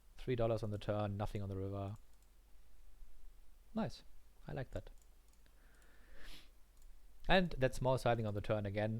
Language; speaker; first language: English; non-native, fluent; German